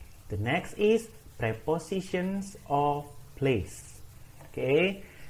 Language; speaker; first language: English; non-native, fluent; Indonesian